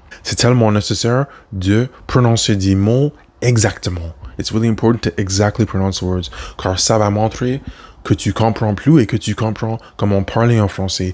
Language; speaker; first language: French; non-native, learner; English